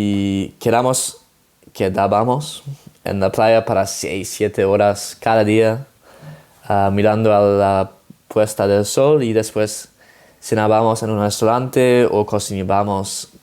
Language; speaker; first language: Spanish; non-native, learner; Dutch